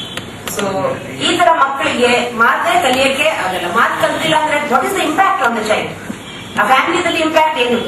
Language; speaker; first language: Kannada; non-native, local second language; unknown